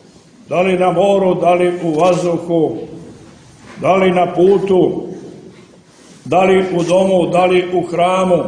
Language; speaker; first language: Croatian; native; Croatian